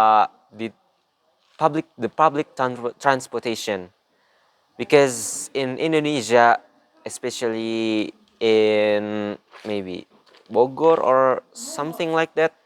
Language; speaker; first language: English; non-native, learner; Indonesian